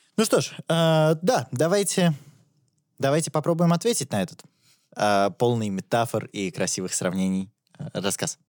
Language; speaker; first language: Russian; native; Russian